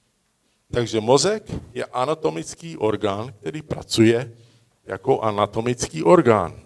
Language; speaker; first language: Czech; early bilingual, heritage; Czech